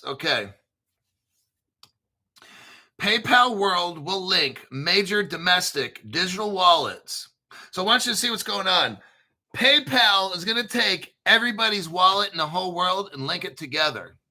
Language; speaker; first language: English; native; English